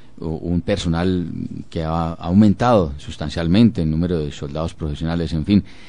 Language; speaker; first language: Spanish; native; Spanish